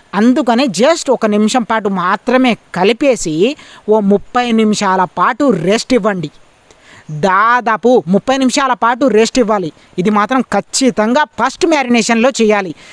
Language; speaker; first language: Telugu; non-native, local second language; Lambadi